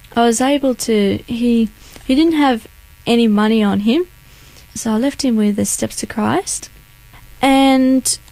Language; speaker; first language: English; native; English